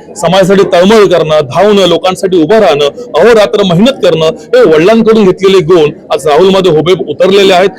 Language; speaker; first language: Marathi; native; Marathi